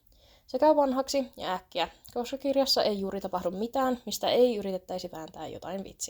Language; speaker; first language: Finnish; native; Finnish